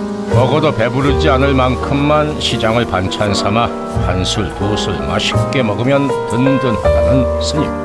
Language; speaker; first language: Korean; native; Korean